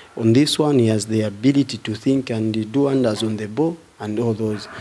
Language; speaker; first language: English; non-native, local second language; Swahili